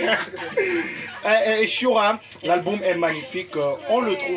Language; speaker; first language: French; native; French